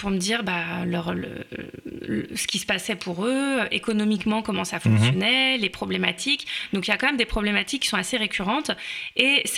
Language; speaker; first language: French; native; French